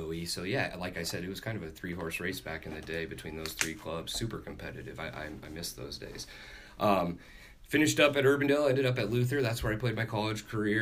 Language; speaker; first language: English; native; English